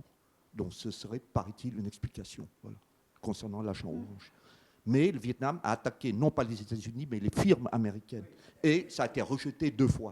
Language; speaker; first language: French; native; French